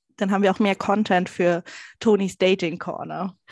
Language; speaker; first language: German; native; German